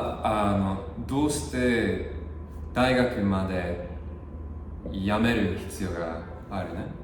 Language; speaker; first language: Japanese; non-native, learner; English